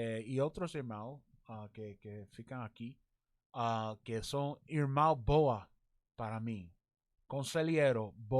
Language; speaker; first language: Portuguese; non-native, learner; English